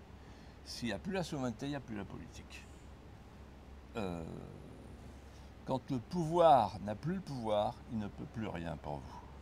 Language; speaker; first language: French; native; French